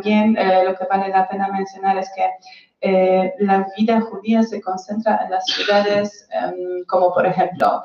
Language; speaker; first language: Spanish; non-native, fluent; Polish